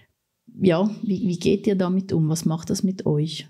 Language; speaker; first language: German; native; German